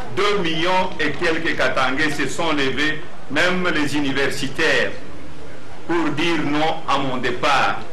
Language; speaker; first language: French; non-native, local second language; Swahili